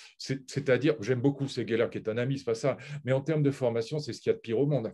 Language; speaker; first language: French; native; French